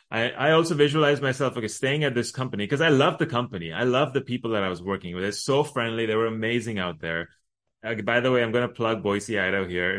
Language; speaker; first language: English; early bilingual, other home language; Arabic